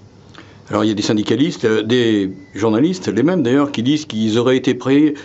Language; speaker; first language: French; native; French